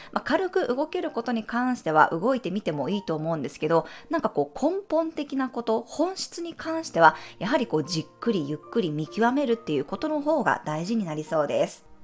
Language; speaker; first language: Japanese; native; Japanese